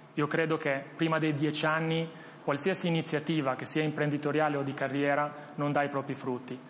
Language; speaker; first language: Italian; non-native, fluent; Albanian